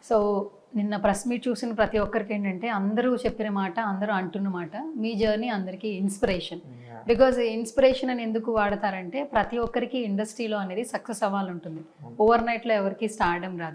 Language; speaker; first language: Telugu; native; Telugu